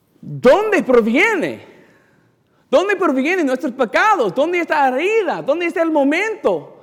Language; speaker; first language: Spanish; non-native, learner; English